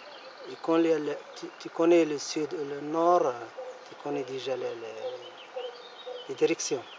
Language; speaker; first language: French; non-native, learner; Arabic